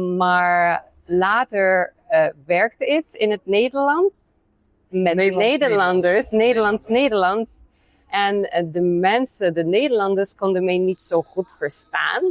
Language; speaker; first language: Dutch; non-native, fluent; Polish